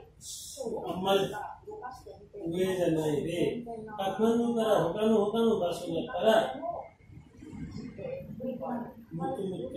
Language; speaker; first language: Japanese; non-native, learner; Nepali